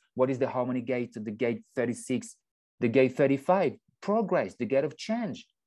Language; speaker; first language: English; non-native, fluent; French